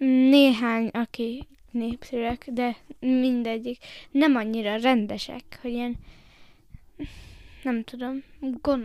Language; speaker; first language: Hungarian; early bilingual, heritage; Hungarian